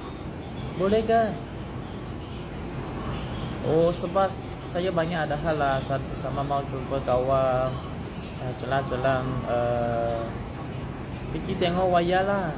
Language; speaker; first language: Indonesian; non-native, learner; Burmese